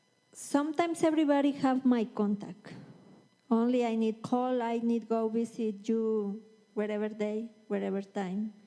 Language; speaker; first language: English; non-native, learner; Spanish